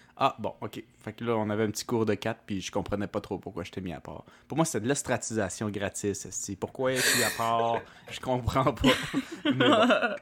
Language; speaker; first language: French; native; French